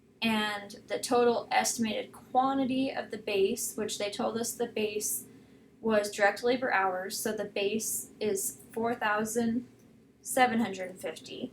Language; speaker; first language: English; native; English